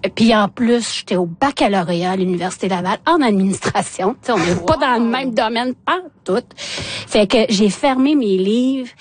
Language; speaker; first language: French; non-native, local second language; Innu-aimun